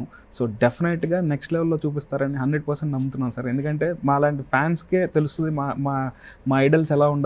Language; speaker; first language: Telugu; native; Telugu